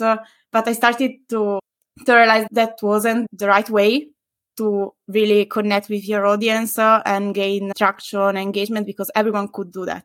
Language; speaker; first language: English; non-native, fluent; Italian